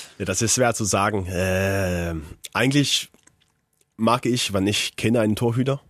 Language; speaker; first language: German; non-native, learner; Faroese